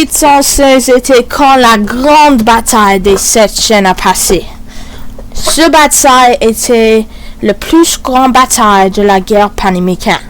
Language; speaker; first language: French; non-native, learner; English